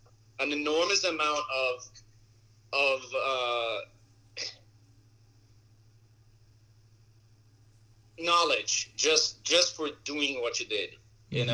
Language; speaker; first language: English; non-native, fluent; Portuguese